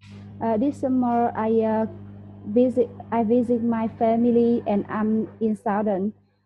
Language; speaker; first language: English; non-native, learner; Vietnamese